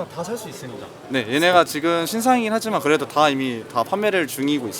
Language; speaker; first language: Korean; native; Korean